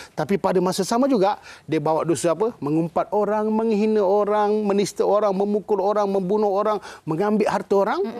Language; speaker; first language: Malay; native; Malay